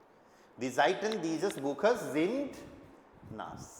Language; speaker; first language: German; non-native, fluent; Hindi